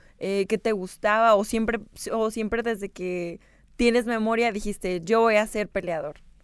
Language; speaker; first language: Spanish; native; Spanish